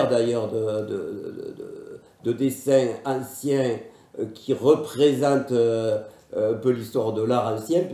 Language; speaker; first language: French; native; French